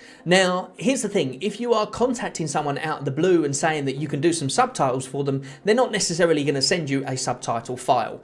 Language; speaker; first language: English; native; English